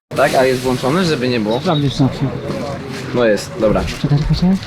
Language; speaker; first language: Polish; native; Polish